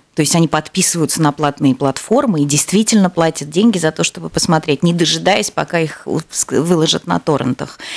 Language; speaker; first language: Russian; native; Russian